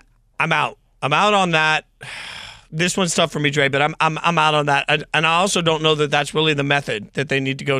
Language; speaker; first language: English; native; English